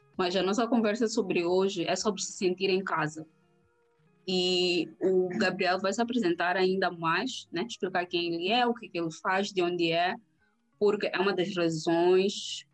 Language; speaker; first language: Portuguese; native; Portuguese